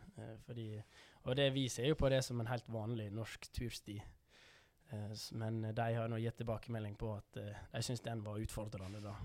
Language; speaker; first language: Norwegian; early bilingual, other home language; Dutch